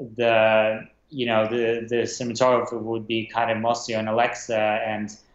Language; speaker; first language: English; non-native, fluent; Russian